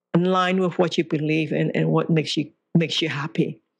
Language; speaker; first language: English; non-native, local second language; Cantonese